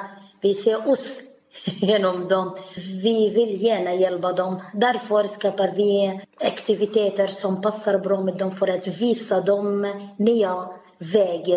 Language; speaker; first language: Swedish; non-native, learner; Arabic